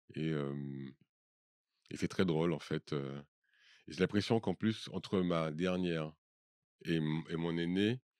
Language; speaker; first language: French; native; French